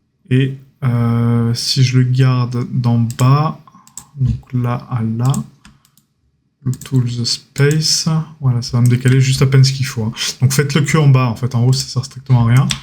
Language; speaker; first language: French; native; French